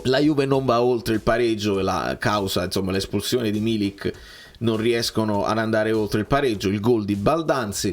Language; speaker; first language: Italian; native; Italian